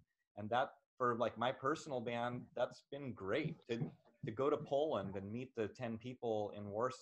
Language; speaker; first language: English; native; English